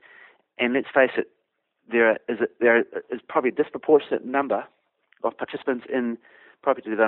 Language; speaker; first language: English; native; English